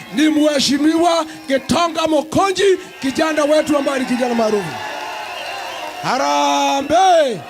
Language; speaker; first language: Swahili; non-native, local second language; Kikuyu